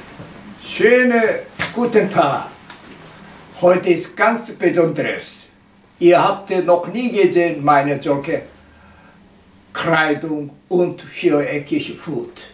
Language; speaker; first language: German; non-native, learner; Korean